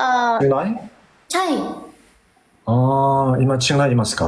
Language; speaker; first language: Japanese; non-native, learner; Thai